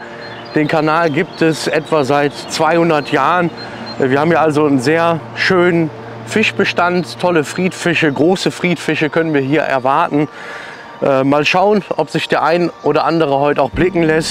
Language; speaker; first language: German; native; German